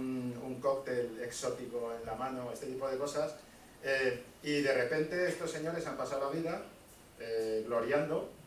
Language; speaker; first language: Spanish; native; Spanish